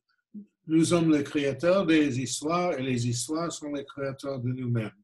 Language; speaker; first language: French; non-native, fluent; English